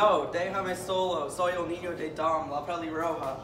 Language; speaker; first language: Spanish; non-native, learner; English